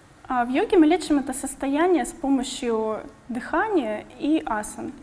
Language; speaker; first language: Russian; native; Russian